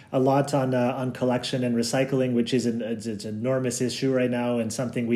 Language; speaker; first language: English; native; English